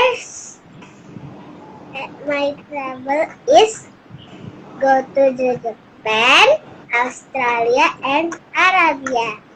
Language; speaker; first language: English; non-native, learner; Indonesian